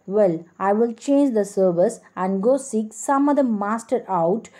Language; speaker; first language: English; non-native, local second language; Tamil